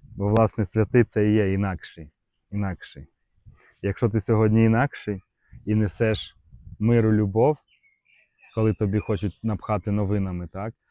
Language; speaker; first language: Ukrainian; non-native, local second language; Russian